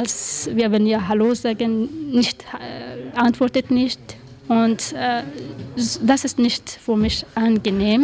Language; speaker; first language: German; non-native, learner; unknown